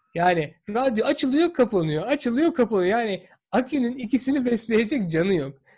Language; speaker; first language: Turkish; native; Turkish